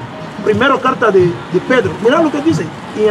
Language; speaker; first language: Spanish; non-native, learner; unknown